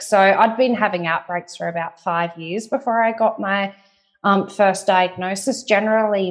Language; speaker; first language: English; native; English